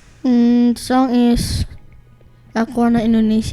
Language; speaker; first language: English; non-native, learner; Indonesian